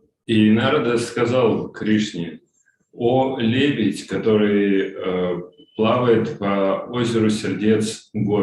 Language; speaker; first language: Russian; native; Russian